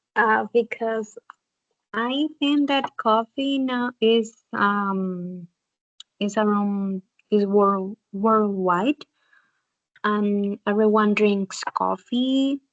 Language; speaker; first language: English; non-native, learner; Spanish